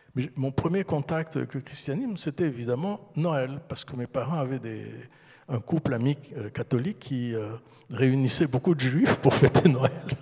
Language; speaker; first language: French; early bilingual, heritage; French